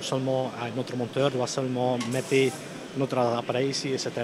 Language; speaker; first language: French; non-native, local second language; Dutch